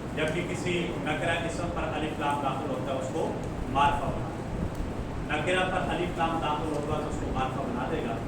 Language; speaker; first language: Urdu; non-native, local second language; Punjabi